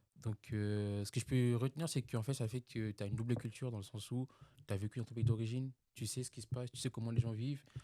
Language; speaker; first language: French; non-native, local second language; Lingala